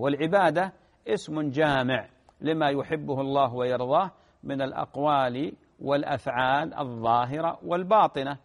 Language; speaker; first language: Arabic; native; Arabic